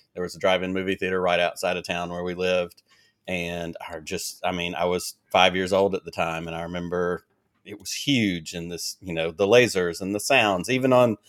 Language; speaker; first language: English; native; English